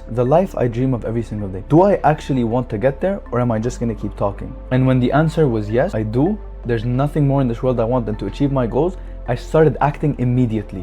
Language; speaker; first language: English; non-native, fluent; Arabic